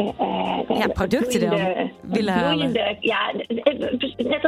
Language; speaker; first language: Dutch; native; Dutch